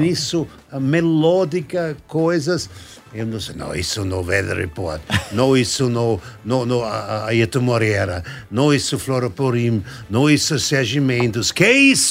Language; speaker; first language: Portuguese; non-native, learner; German